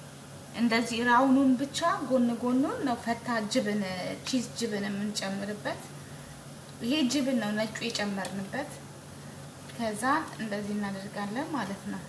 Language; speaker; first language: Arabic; non-native, learner; Amharic